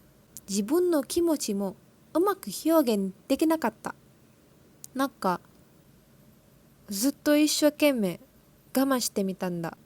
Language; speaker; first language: Japanese; non-native, learner; Malay